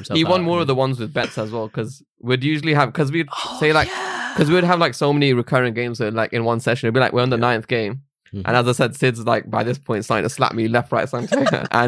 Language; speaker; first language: English; native; English